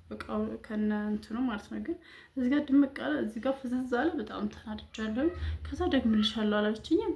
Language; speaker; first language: Amharic; native; Amharic